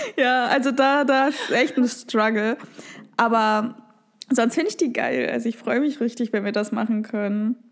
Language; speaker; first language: German; native; German